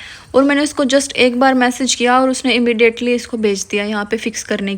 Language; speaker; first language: Hindi; native; Hindi